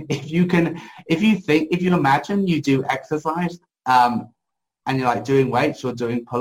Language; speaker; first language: English; native; English